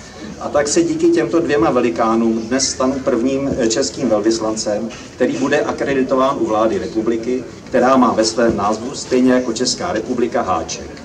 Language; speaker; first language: Czech; native; Czech